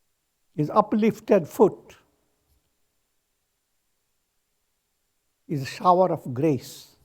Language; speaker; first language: English; non-native, local second language; Hindi